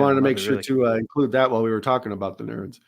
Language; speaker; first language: English; native; English